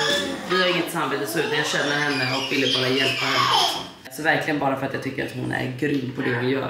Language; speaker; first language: Swedish; native; Swedish